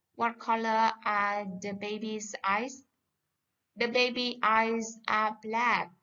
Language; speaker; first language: English; non-native, fluent; Vietnamese